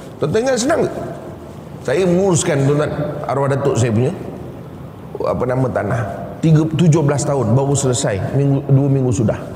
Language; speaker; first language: Malay; native; Malay